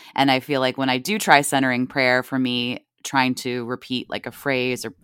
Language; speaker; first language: English; native; English